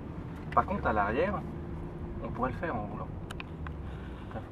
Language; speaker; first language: French; native; French